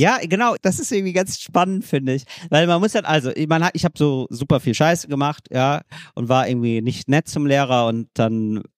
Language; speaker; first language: German; native; German